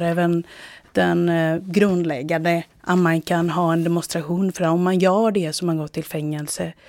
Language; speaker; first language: Swedish; non-native, fluent; Spanish